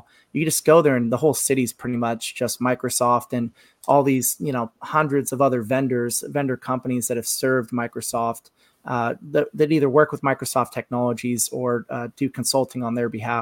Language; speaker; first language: English; native; English